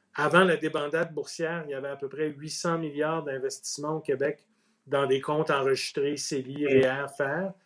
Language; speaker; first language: French; native; French